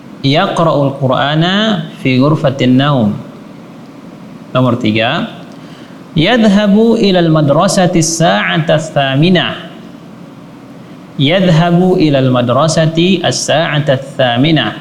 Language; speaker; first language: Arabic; non-native, fluent; Indonesian